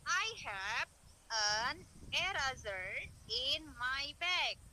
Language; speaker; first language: English; non-native, learner; Indonesian